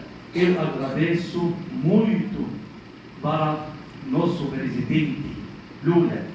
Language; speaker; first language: Portuguese; non-native, learner; Arabic